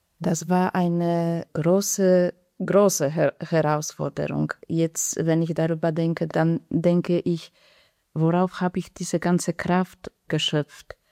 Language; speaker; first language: German; non-native, fluent; Polish